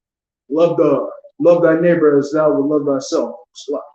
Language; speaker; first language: English; native; English